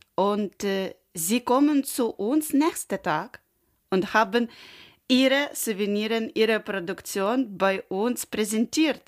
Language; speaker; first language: German; non-native, learner; Ukrainian